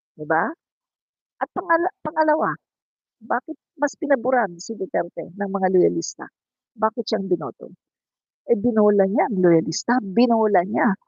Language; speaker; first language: Filipino; non-native, local second language; Cebuano